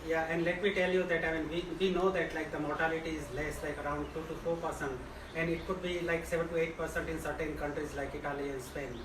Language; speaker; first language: English; non-native, local second language; Gujarati